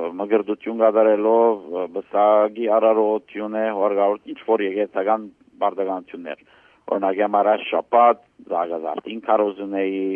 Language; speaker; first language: Armenian; early bilingual, heritage; Armenian